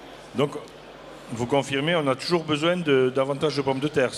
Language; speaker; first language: French; native; French